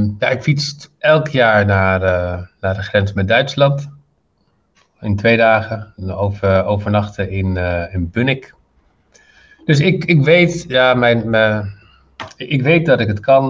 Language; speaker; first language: Dutch; non-native, fluent; Arabic